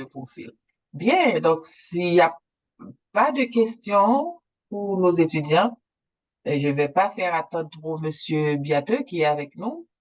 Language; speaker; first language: French; native; French